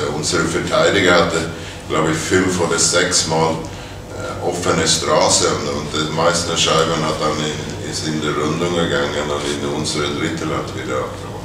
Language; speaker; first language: German; non-native, fluent; Swedish